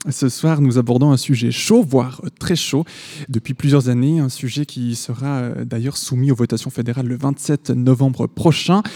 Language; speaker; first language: French; native; French